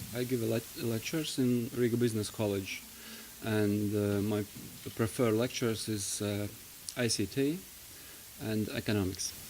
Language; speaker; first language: English; non-native, learner; Latvian